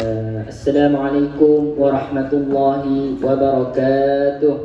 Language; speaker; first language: Arabic; non-native, learner; Malay